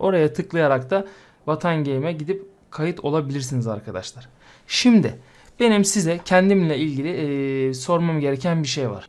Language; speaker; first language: Turkish; native; Turkish